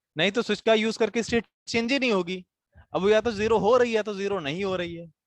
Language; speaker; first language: Hindi; native; Hindi